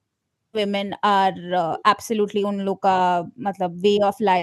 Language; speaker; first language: English; non-native, local second language; Malayalam